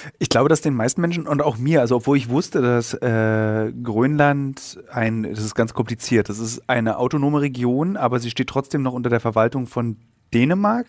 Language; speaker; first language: German; native; German